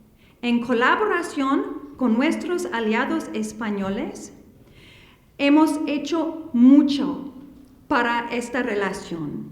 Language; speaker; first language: Spanish; non-native, fluent; English